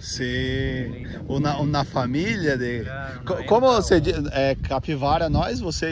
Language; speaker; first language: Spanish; non-native, learner; Portuguese